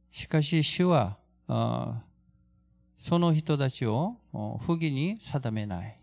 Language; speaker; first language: Japanese; non-native, fluent; Korean